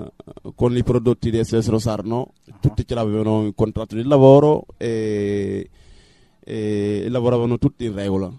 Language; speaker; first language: Italian; non-native, fluent; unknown